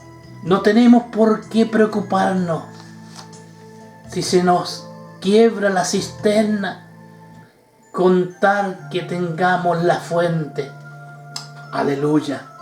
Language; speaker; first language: Spanish; native; Spanish